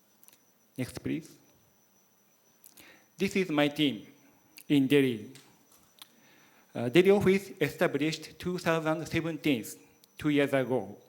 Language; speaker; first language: English; non-native, learner; Japanese